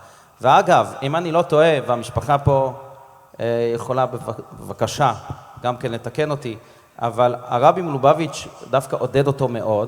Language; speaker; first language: Hebrew; non-native, fluent; English